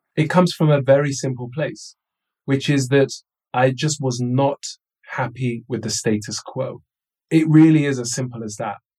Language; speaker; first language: English; early bilingual, other home language; Somali